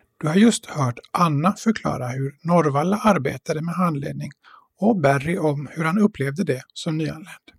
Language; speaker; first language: Swedish; native; Swedish